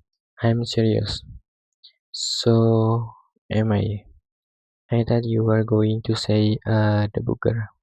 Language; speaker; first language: English; non-native, learner; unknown